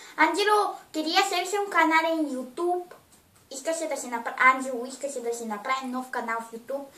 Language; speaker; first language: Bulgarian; early bilingual, heritage; Bulgarian